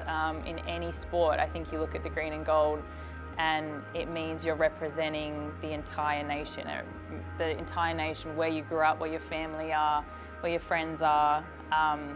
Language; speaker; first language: English; native; English